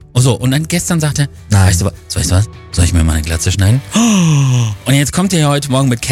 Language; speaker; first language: German; native; German